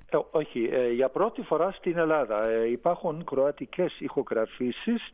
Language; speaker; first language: Greek; non-native, fluent; German